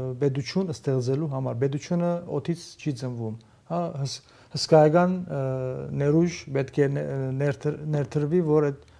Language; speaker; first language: Armenian; early bilingual, heritage; Armenian